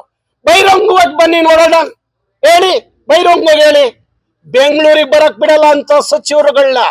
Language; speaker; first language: Kannada; native; Kannada